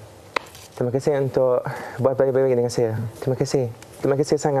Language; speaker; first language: Indonesian; non-native, fluent; Arabic